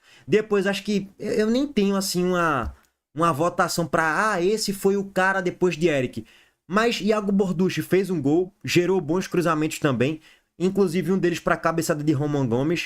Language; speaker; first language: Portuguese; native; Portuguese